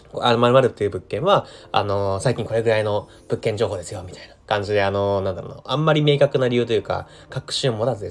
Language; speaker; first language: Japanese; native; Japanese